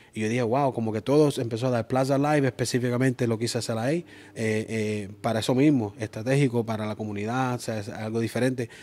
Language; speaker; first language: Spanish; early bilingual, heritage; Spanish